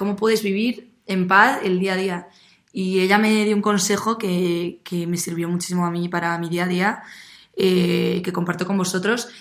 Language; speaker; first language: Spanish; native; Spanish